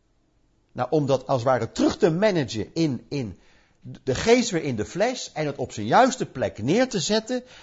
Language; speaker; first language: Dutch; native; Dutch